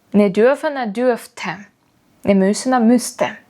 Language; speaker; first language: German; non-native, fluent; Ukrainian